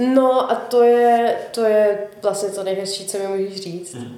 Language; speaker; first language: Czech; non-native, local second language; Russian